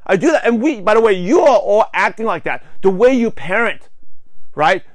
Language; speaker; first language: English; native; English